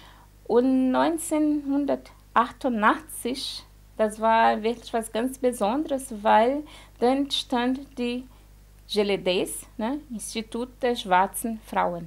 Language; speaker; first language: German; non-native, fluent; Portuguese